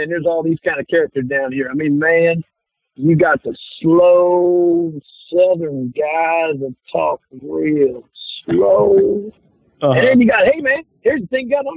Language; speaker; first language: English; native; English